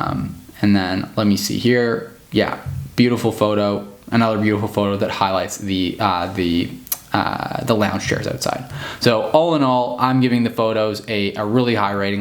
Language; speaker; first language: English; native; English